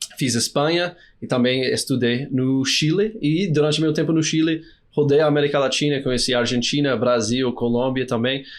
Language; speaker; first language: Portuguese; non-native, fluent; English